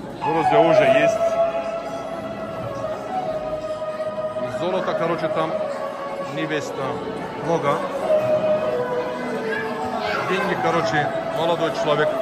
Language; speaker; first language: Russian; non-native, learner; Turkish